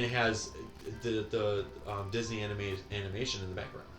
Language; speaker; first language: English; native; English